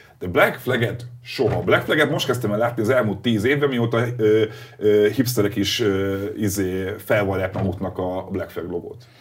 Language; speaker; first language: Hungarian; native; Hungarian